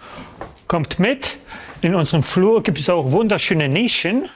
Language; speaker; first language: German; early bilingual, other home language; Polish